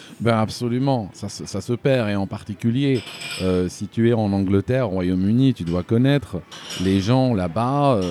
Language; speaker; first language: French; non-native, local second language; Arabic